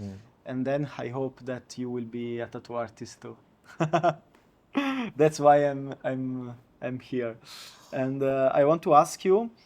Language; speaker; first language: English; non-native, learner; Italian